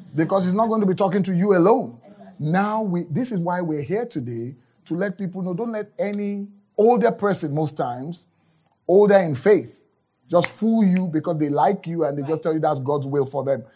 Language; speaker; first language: English; non-native, local second language; Yoruba